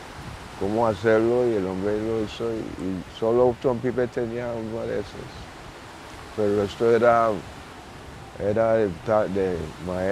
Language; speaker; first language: Spanish; non-native, local second language; English